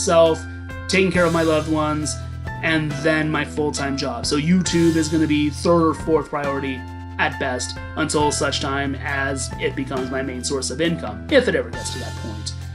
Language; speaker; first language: English; native; English